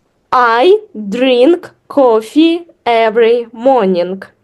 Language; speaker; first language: English; non-native, fluent; Ukrainian